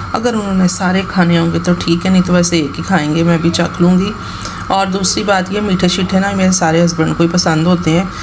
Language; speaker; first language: Urdu; non-native, local second language; Punjabi